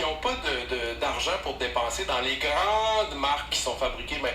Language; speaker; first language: French; native; French